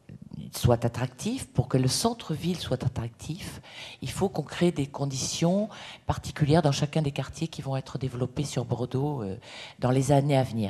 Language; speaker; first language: French; native; French